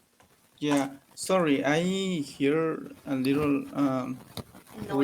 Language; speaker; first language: English; non-native, learner; Spanish